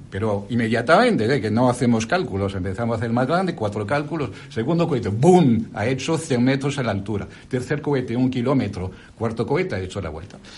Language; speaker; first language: Spanish; non-native, fluent; French